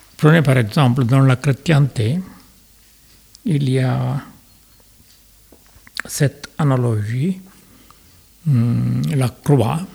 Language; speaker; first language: French; non-native, fluent; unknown